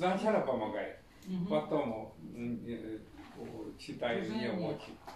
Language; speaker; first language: Russian; non-native, learner; Chinese